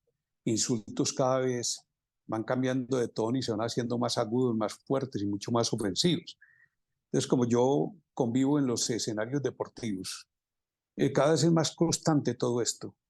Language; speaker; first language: Spanish; native; Spanish